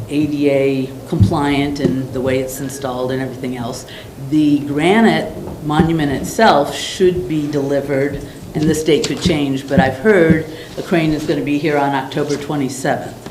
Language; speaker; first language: English; native; English